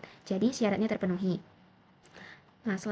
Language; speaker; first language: Indonesian; native; Indonesian